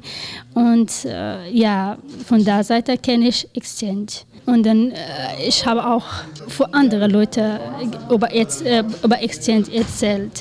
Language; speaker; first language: German; non-native, learner; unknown